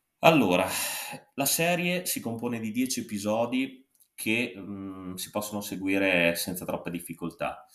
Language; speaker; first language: Italian; native; Italian